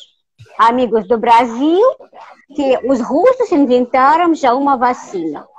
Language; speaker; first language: Portuguese; non-native, fluent; Russian